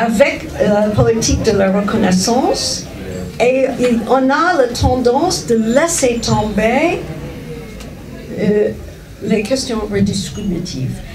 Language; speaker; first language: French; non-native, fluent; English